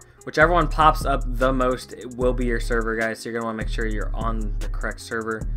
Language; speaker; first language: English; native; English